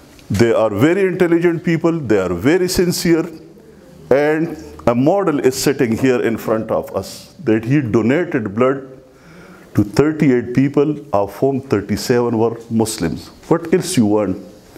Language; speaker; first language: English; non-native, local second language; Pashto